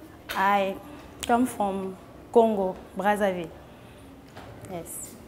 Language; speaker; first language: English; non-native, learner; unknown